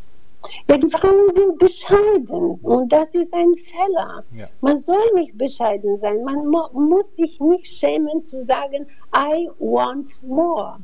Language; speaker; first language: German; non-native, fluent; Bulgarian